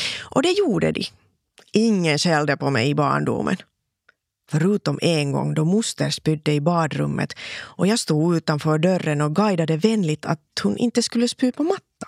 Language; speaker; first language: Swedish; non-native, local second language; Finnish